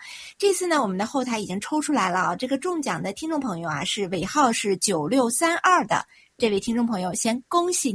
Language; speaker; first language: Chinese; native; Chinese